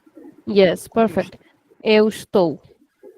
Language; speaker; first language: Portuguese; non-native, fluent; Hindi